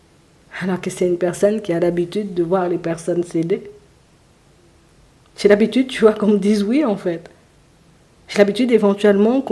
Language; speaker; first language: French; native; French